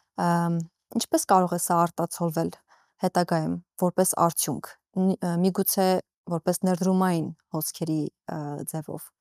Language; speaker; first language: Armenian; native; Armenian